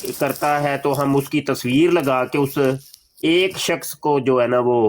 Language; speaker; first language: Urdu; non-native, local second language; Punjabi